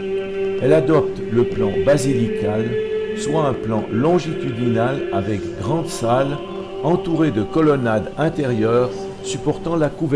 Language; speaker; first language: French; native; French